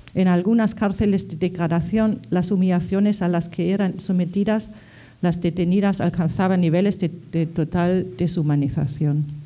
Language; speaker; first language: Spanish; non-native, fluent; German